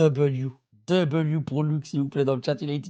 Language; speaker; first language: French; native; French